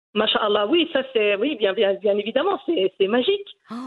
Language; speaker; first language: French; early bilingual, other home language; Riffian